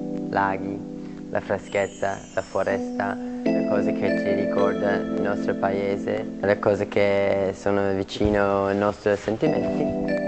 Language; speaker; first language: Italian; non-native, fluent; English